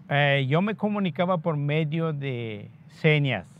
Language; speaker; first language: Spanish; non-native, local second language; Yucateco